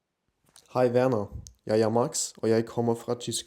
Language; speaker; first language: Norwegian; non-native, learner; German